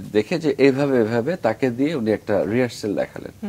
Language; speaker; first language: Bangla; native; Bangla